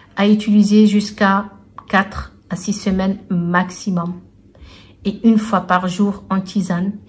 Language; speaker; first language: French; non-native, local second language; Arabic